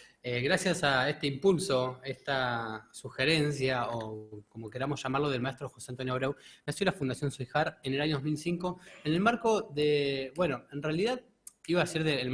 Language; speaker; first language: Spanish; native; Spanish